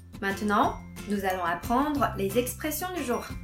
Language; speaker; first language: French; non-native, fluent; Chinese